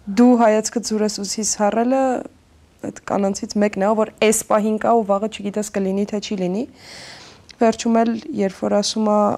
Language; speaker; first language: Armenian; native; Armenian